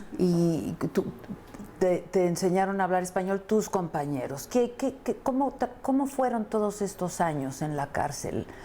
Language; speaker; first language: Spanish; native; Spanish